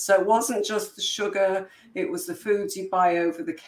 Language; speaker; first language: English; native; English